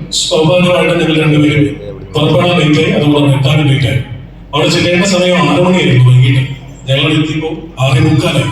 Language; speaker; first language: Malayalam; native; Malayalam